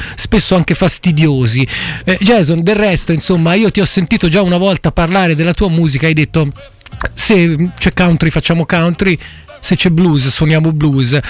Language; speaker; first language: Italian; native; Italian